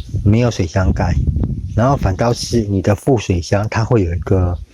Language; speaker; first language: Chinese; native; Chinese